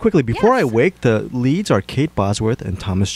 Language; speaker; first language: English; native; English